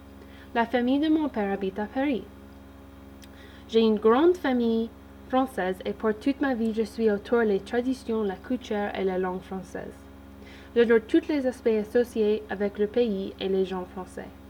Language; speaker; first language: French; early bilingual, heritage; English